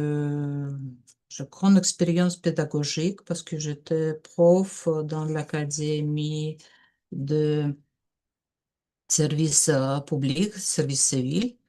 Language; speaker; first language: French; non-native, learner; Russian